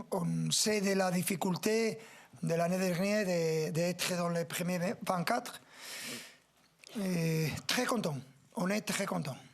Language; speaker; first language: French; non-native, fluent; Spanish